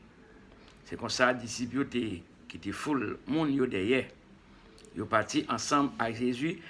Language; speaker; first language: French; non-native, local second language; Haitian Creole